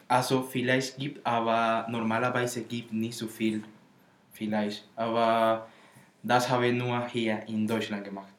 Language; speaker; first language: German; non-native, learner; Spanish